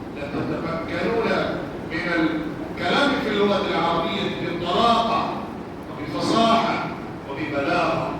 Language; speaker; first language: Arabic; non-native, fluent; Urdu